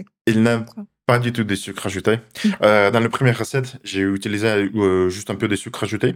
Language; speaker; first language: French; non-native, learner; Russian